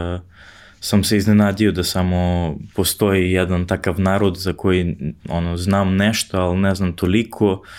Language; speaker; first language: Serbian; non-native, fluent; English